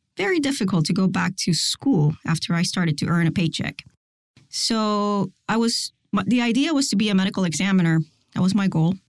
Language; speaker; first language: English; non-native, fluent; Spanish